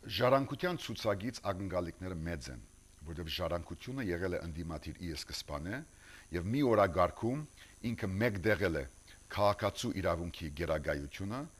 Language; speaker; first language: Armenian; early bilingual, heritage; Armenian